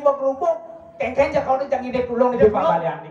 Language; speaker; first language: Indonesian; non-native, local second language; Balinese